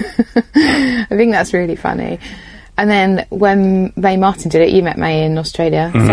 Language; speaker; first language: English; native; English